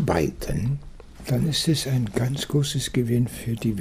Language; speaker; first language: German; non-native, fluent; English